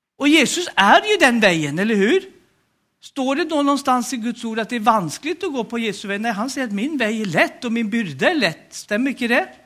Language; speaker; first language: Swedish; native; Swedish